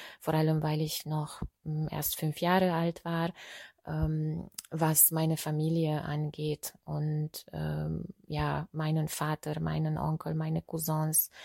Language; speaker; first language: German; non-native, fluent; Hungarian